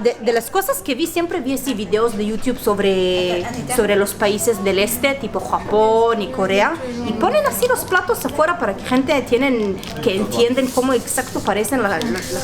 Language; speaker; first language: Spanish; non-native, fluent; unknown